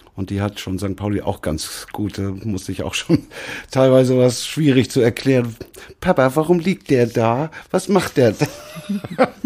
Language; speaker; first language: German; native; German